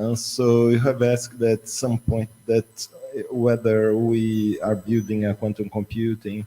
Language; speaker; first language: English; non-native, fluent; Portuguese